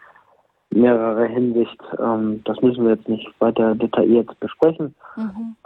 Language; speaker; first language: German; native; German